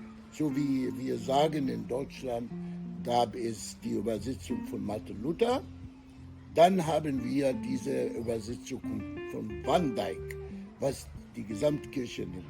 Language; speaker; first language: German; non-native, fluent; Arabic